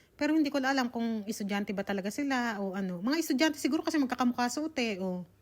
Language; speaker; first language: Filipino; native; Filipino